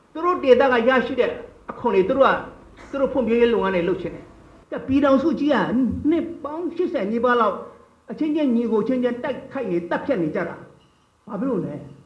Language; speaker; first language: Burmese; non-native, local second language; Shan